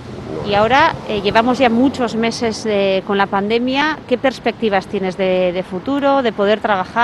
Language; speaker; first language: Spanish; native; Spanish